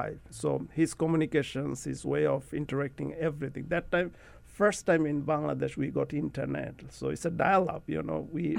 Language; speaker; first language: English; non-native, local second language; Bangla